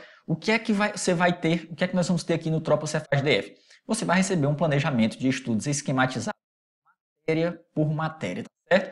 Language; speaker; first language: Portuguese; native; Portuguese